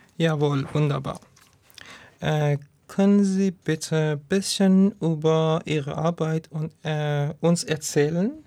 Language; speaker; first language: German; non-native, learner; Persian